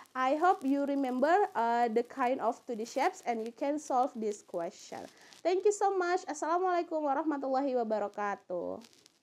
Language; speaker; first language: English; non-native, learner; Indonesian